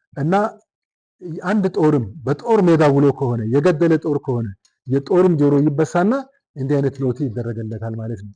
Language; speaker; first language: Amharic; non-native, local second language; Wolaytta